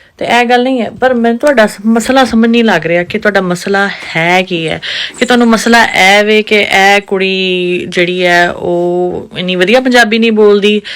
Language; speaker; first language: Punjabi; non-native, local second language; Urdu